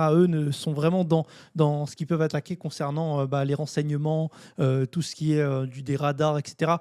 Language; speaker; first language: French; native; French